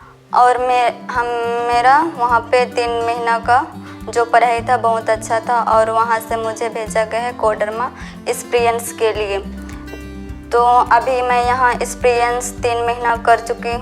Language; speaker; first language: Hindi; non-native, local second language; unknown